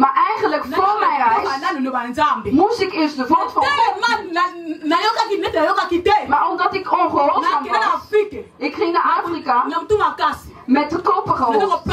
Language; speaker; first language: Dutch; non-native, fluent; Lingala